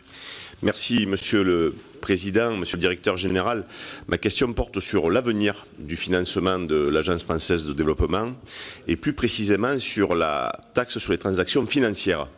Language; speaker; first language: French; native; French